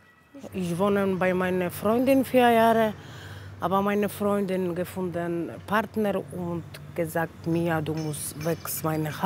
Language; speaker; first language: German; non-native, learner; Polish